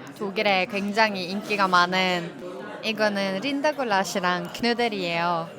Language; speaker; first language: Korean; non-native, fluent; Norwegian